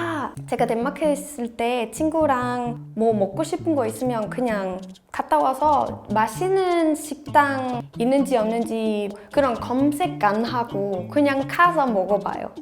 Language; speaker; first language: Korean; non-native, fluent; Danish